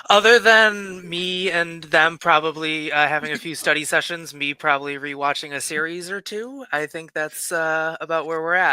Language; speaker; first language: English; native; English